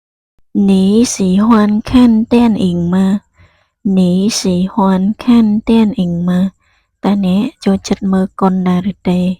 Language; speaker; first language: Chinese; non-native, fluent; Khmer